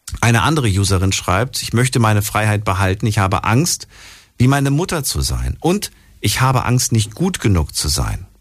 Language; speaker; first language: German; native; German